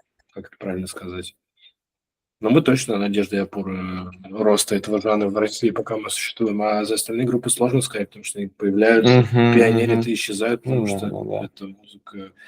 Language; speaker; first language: Russian; native; Russian